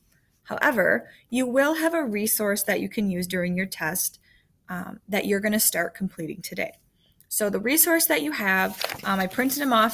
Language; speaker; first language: English; native; English